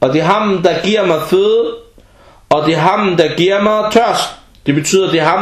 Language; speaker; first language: Danish; early bilingual, other home language; Arabic